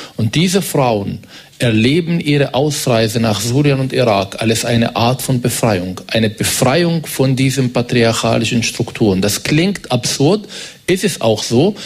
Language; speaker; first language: German; non-native, fluent; Arabic